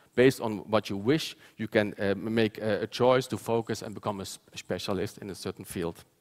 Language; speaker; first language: English; non-native, fluent; Dutch